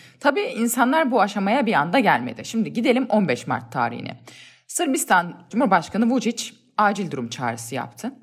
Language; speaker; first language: Turkish; native; Turkish